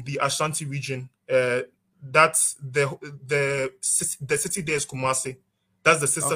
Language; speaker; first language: English; non-native, local second language; Akan